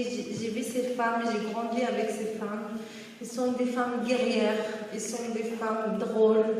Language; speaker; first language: French; non-native, local second language; Arabic